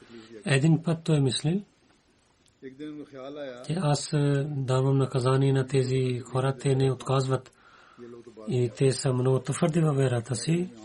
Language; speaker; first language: Bulgarian; non-native, learner; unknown